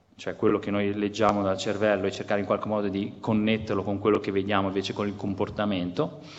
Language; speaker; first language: Italian; native; Italian